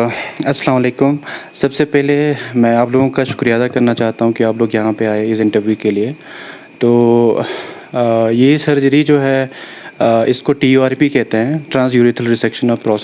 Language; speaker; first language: Hindi; non-native, local second language; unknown